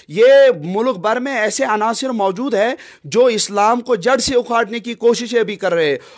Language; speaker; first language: Hindi; non-native, local second language; Kashmiri